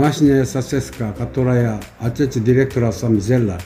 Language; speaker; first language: Russian; non-native, learner; Korean